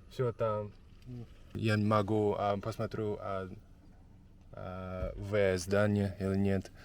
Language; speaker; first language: Russian; non-native, learner; English